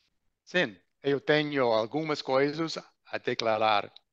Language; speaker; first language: Portuguese; non-native, learner; English